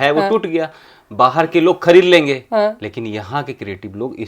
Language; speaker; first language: Hindi; native; Hindi